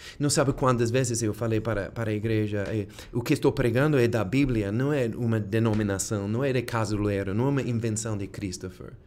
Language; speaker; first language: Portuguese; non-native, fluent; English